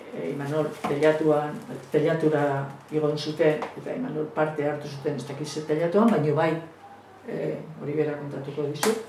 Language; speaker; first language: Basque; non-native, local second language; Spanish